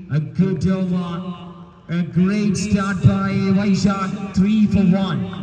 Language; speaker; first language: English; non-native, local second language; Malayalam